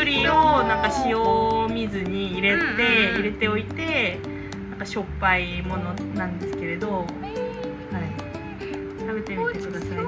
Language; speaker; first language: Japanese; non-native, fluent; Korean